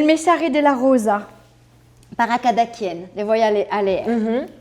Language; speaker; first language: Spanish; non-native, fluent; French